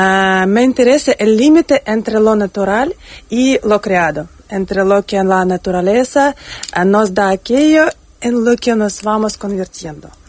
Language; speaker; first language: Spanish; non-native, fluent; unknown